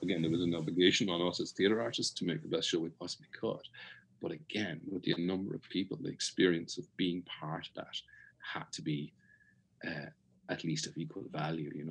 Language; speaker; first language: English; native; English